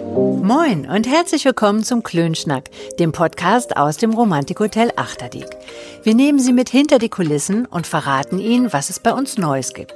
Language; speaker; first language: German; native; German